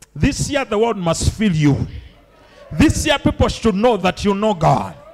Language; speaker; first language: English; non-native, local second language; Ganda